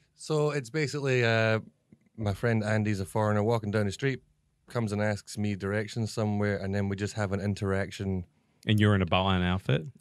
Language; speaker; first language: English; native; English